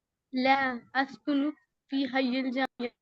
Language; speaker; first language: Arabic; non-native, learner; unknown